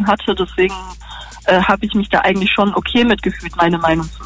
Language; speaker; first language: German; native; German